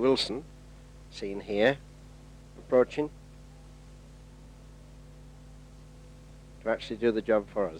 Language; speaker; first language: English; native; English